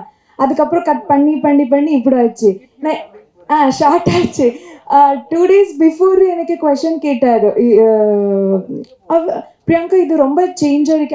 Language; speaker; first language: Tamil; non-native, local second language; Kannada